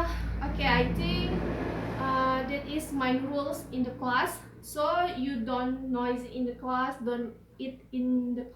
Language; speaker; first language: English; non-native, learner; Indonesian